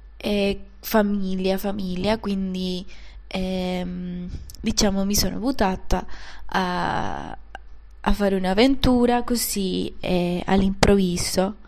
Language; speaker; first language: Italian; non-native, fluent; Spanish